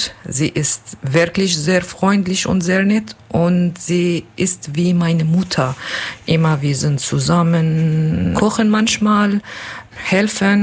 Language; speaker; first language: German; non-native, learner; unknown